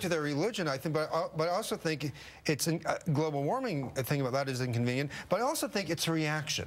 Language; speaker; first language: English; native; English